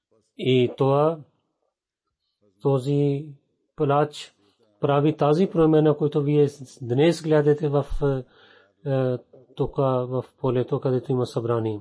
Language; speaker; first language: Bulgarian; non-native, learner; Urdu